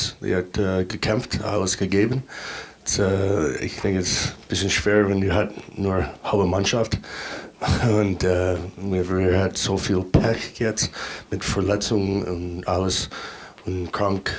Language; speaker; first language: German; non-native, fluent; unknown